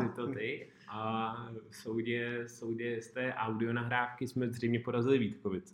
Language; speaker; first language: Czech; native; Czech